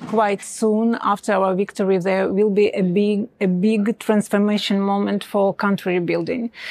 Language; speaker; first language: English; non-native, fluent; Ukrainian